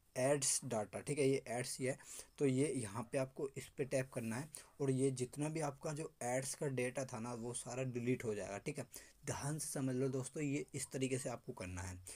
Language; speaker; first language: Hindi; native; Hindi